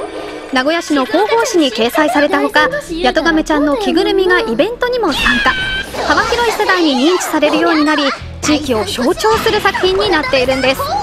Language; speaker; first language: Japanese; native; Japanese